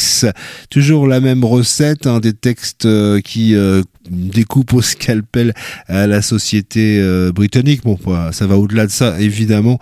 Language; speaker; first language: French; native; French